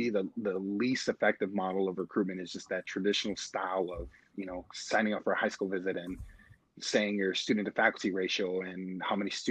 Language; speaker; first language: English; native; English